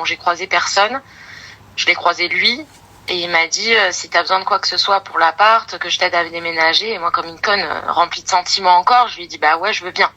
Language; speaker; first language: French; native; French